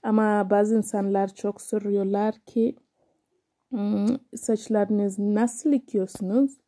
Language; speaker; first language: Turkish; non-native, learner; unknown